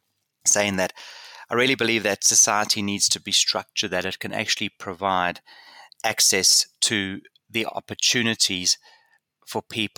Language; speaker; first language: English; native; English